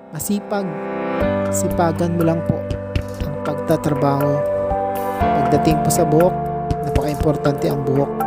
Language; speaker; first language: Filipino; non-native, local second language; Cebuano